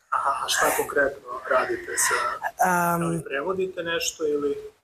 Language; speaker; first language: Serbian; native; Serbian